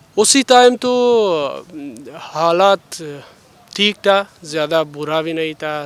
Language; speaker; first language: Hindi; non-native, learner; Persian